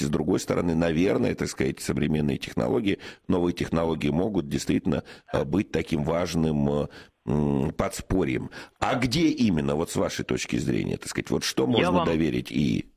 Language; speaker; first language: Russian; native; Russian